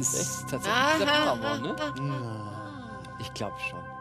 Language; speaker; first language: German; native; German